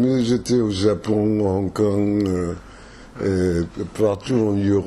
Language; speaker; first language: French; non-native, fluent; English